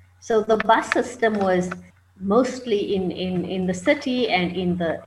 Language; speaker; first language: English; native; English